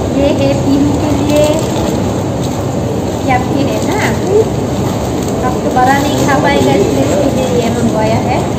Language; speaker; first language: Hindi; non-native, local second language; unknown